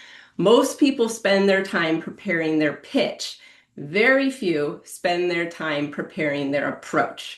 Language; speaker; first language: English; native; English